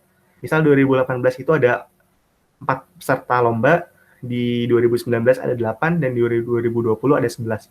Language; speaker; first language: Indonesian; native; Indonesian